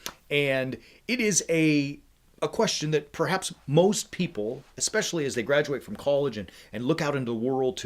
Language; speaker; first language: English; native; English